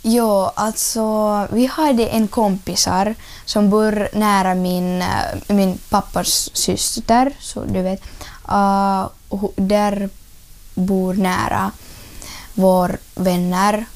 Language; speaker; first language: Swedish; early bilingual, other home language; Russian